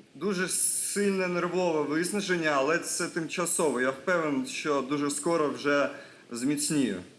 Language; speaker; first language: Ukrainian; non-native, local second language; Russian